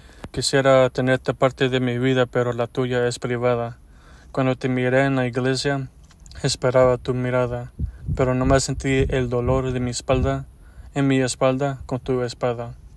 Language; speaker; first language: Spanish; early bilingual, heritage; Spanish